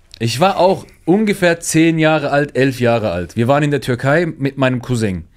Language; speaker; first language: German; early bilingual, other home language; Turkish